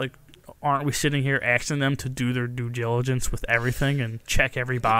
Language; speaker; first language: English; native; English